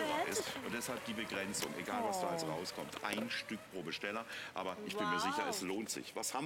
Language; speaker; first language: German; native; German